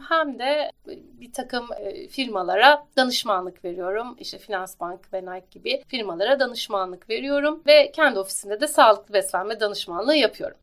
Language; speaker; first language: Turkish; native; Turkish